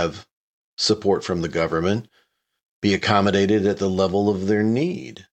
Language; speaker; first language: English; native; English